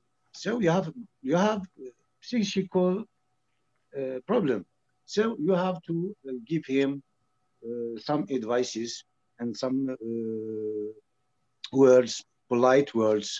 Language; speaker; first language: English; non-native, learner; French